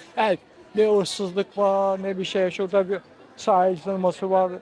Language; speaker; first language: Turkish; native; Turkish